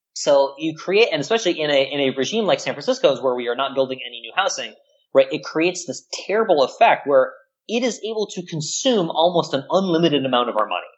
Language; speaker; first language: English; native; English